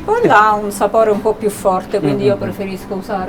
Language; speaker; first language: Italian; native; Italian